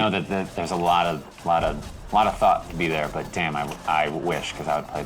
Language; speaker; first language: English; native; English